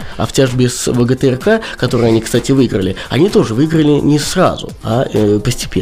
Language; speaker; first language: Russian; native; Russian